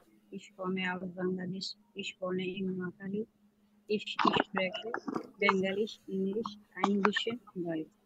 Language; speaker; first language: German; non-native, learner; Bangla